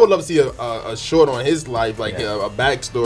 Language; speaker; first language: English; native; English